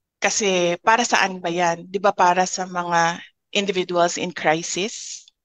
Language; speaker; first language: Filipino; non-native, local second language; Cebuano